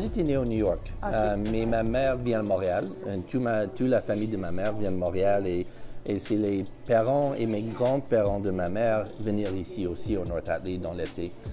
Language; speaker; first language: French; early bilingual, heritage; English